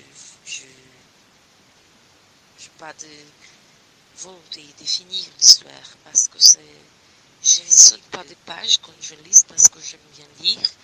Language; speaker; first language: French; non-native, learner; Portuguese